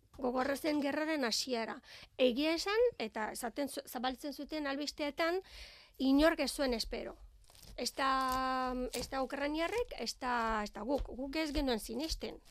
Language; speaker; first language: Basque; non-native, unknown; Bulgarian